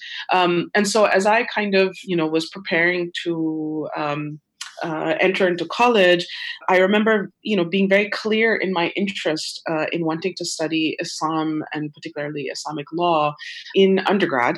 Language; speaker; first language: English; non-native, local second language; Urdu